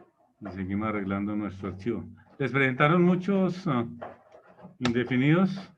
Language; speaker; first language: Spanish; native; Spanish